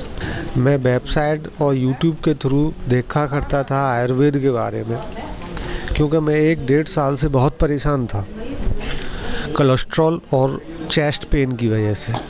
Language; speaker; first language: Hindi; native; Hindi